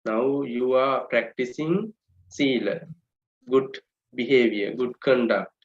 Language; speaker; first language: English; non-native, local second language; Sinhala